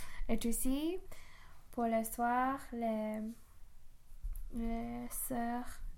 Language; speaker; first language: French; non-native, learner; English